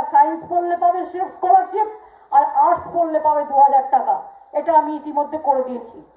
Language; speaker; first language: Bangla; native; Bangla